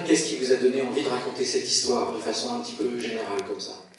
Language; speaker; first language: French; native; French